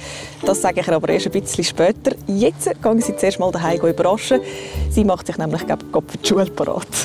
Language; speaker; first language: German; native; German